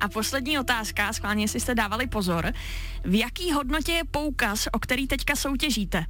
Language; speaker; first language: Czech; native; Czech